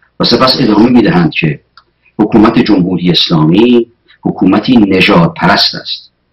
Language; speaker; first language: Persian; native; Persian